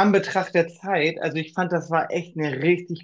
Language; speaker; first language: German; native; German